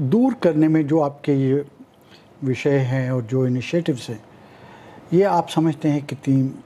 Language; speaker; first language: Hindi; native; Hindi